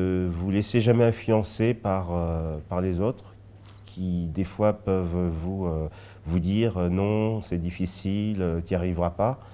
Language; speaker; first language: French; early bilingual, other home language; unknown